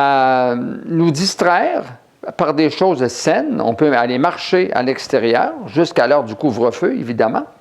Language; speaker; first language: French; native; French